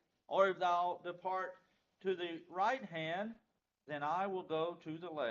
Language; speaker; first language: English; native; English